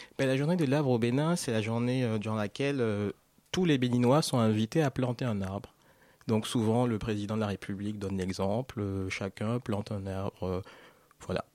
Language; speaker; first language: French; non-native, local second language; Fon